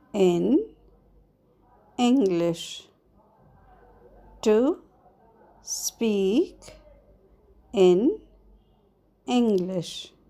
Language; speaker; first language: English; non-native, fluent; Arabic